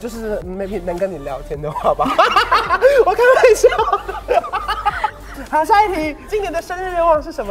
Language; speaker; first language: Chinese; native; Chinese